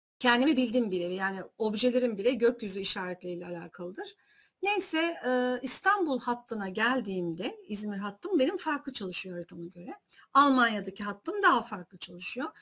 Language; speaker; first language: Turkish; early bilingual, heritage; Turkish